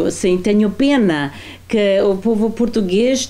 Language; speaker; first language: Portuguese; non-native, fluent; German